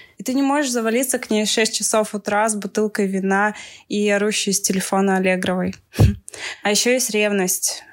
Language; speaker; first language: Russian; native; Russian